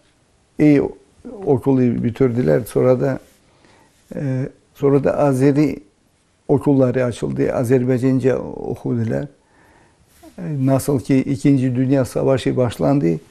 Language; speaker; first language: Turkish; early bilingual, heritage; Turkish